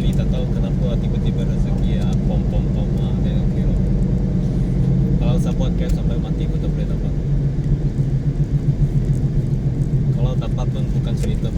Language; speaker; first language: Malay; non-native, local second language; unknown